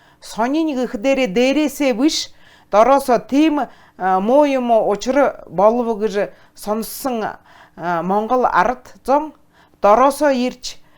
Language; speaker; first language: Mongolian; non-native, local second language; Buriat